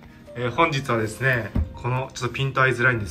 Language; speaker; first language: Japanese; native; Japanese